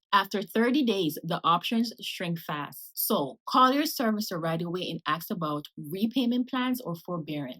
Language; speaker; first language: English; native; English